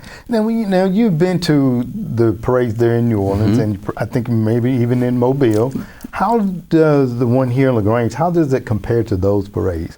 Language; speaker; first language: English; native; English